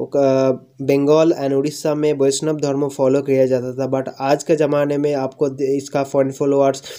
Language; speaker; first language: Hindi; non-native, local second language; Bangla